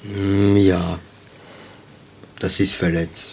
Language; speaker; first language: German; non-native, local second language; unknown